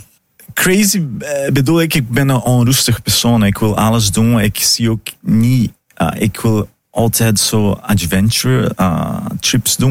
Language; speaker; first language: Dutch; non-native, fluent; Portuguese